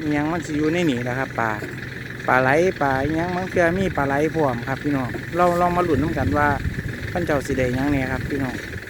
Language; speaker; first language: Thai; native; Thai